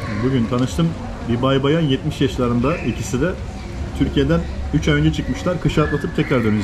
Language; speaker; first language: Turkish; native; Turkish